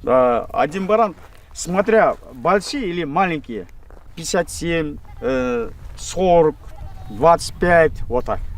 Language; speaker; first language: Russian; non-native, local second language; Kazakh